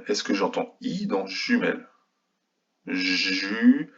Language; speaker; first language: French; native; French